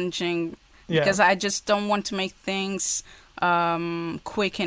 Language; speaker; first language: English; non-native, fluent; Portuguese